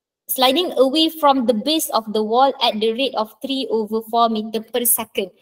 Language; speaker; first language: English; non-native, local second language; Malay